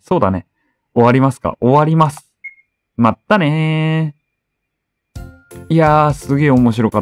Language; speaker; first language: Japanese; native; Japanese